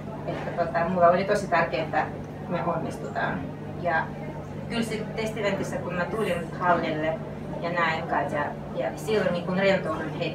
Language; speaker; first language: Finnish; non-native, fluent; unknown